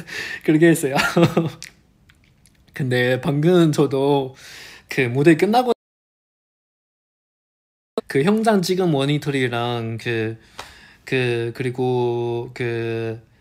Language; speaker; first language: Korean; non-native, fluent; Chinese